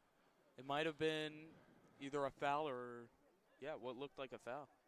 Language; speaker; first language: English; native; English